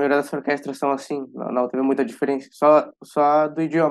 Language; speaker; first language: Portuguese; early bilingual, other home language; Spanish